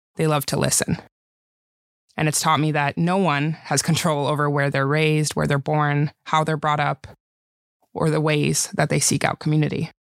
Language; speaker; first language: English; early bilingual, other home language; Swedish